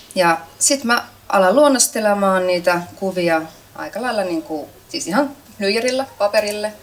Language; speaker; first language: Finnish; native; Finnish